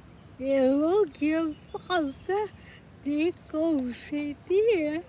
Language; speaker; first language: French; non-native, learner; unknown